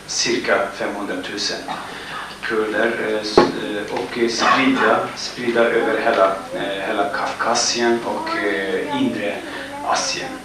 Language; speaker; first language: Swedish; non-native, fluent; Kurdish